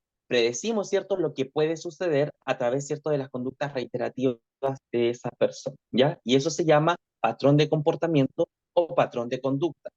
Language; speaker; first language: Spanish; native; Spanish